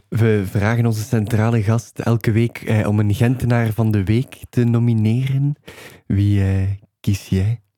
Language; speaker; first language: Dutch; native; Dutch